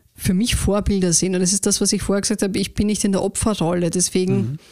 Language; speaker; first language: German; native; German